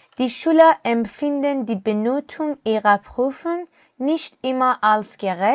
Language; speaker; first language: German; non-native, fluent; Persian